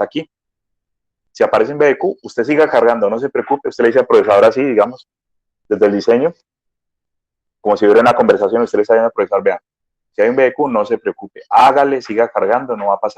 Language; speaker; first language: Spanish; native; Spanish